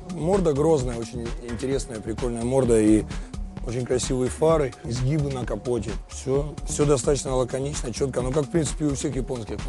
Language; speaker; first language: Russian; native; Russian